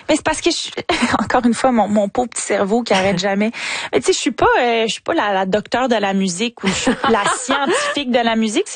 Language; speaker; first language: French; native; French